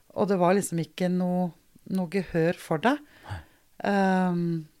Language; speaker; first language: Norwegian; early bilingual, other home language; Danish